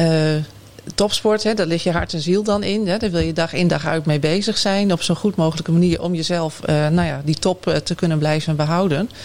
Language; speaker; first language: Dutch; native; Dutch